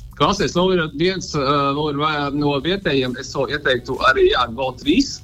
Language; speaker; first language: Latvian; non-native, local second language; Russian